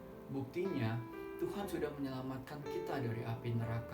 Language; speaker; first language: Indonesian; native; Indonesian